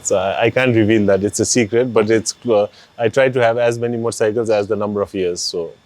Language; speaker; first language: English; non-native, local second language; Nepali